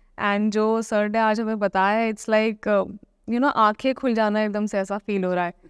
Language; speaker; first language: Hindi; native; Hindi